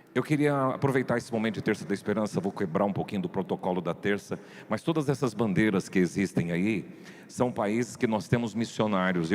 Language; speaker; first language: Portuguese; native; Portuguese